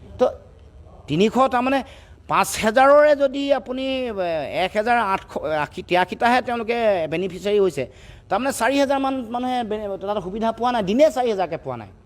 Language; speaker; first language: Assamese; native; Assamese